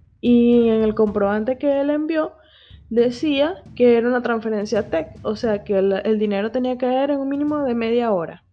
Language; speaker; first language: Spanish; native; Spanish